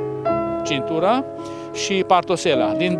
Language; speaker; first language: Romanian; non-native, local second language; Hungarian